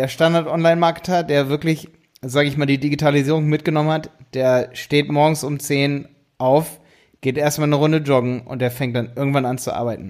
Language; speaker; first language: German; native; German